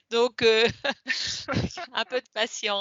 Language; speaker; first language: French; native; French